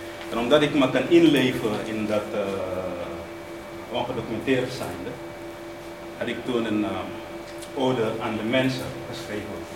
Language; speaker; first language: Dutch; non-native, fluent; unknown